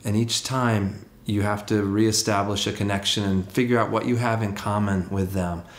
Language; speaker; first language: English; native; English